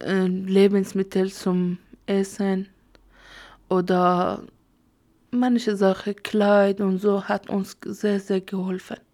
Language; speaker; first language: German; non-native, learner; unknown